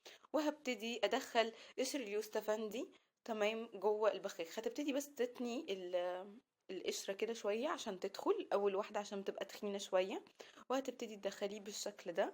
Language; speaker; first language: Arabic; native; Arabic